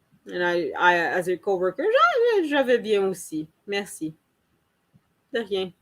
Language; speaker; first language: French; non-native, learner; English